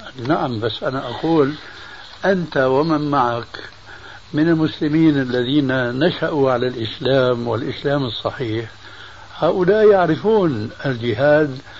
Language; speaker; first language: Arabic; early bilingual, other home language; Albanian